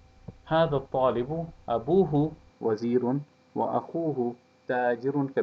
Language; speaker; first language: Arabic; non-native, fluent; English